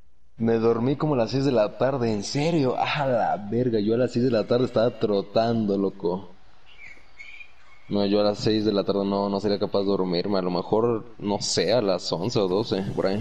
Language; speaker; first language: Spanish; native; Spanish